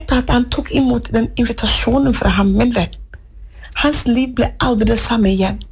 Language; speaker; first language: Norwegian; non-native, fluent; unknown